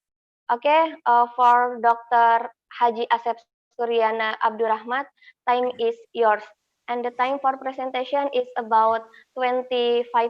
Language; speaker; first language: English; non-native, fluent; Indonesian